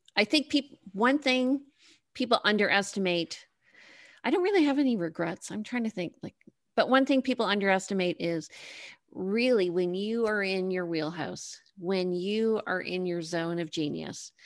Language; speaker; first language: English; native; English